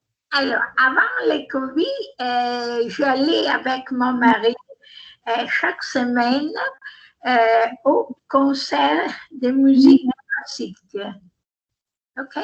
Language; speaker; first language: French; non-native, learner; Italian